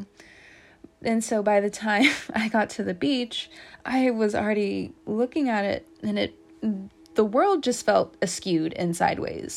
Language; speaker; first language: English; native; English